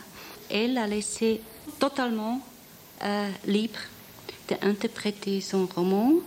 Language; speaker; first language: French; non-native, fluent; German